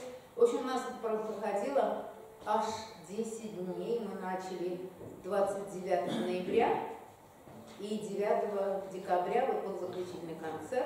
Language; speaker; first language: Russian; native; Russian